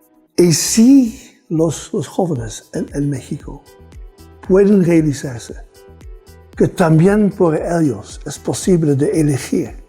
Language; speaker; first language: Spanish; non-native, fluent; Dutch